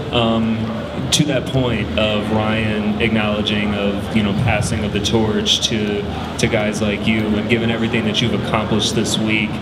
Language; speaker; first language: English; native; English